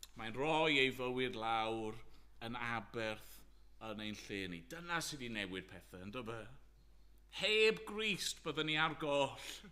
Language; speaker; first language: Welsh; native; Welsh